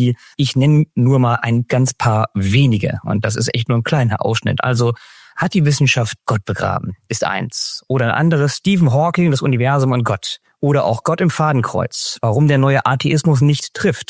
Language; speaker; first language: German; native; German